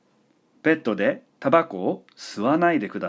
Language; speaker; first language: Japanese; non-native, fluent; English